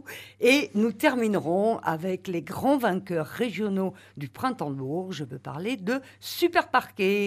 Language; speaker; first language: French; native; French